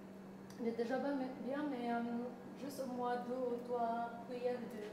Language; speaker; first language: French; non-native, learner; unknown